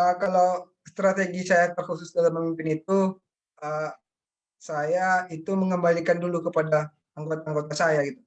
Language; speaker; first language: Indonesian; native; Indonesian